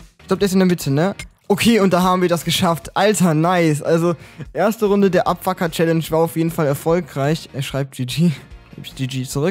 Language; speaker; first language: German; native; German